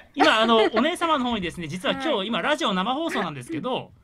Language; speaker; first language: Japanese; native; Japanese